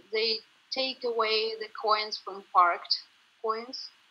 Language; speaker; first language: English; non-native, fluent; Russian